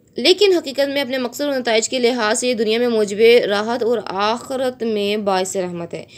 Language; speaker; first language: Urdu; native; Urdu